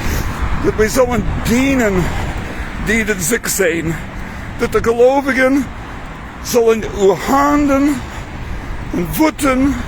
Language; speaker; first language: Dutch; non-native, fluent; English